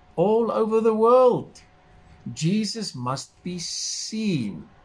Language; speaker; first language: English; non-native, local second language; Afrikaans